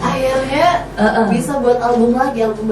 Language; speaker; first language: Indonesian; native; Indonesian